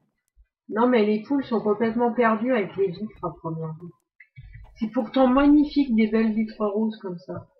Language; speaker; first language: French; native; French